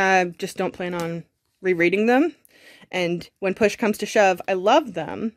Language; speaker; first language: English; native; English